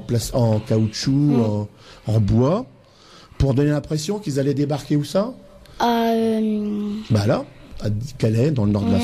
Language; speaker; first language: French; native; French